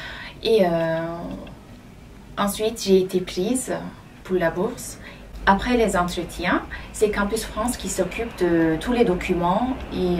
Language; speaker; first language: French; non-native, fluent; Turkish